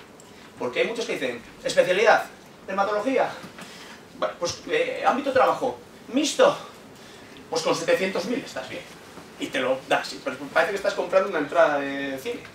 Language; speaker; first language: Spanish; native; Spanish